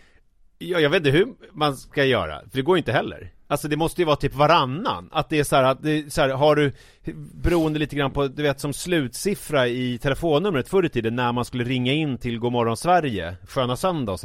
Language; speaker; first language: Swedish; native; Swedish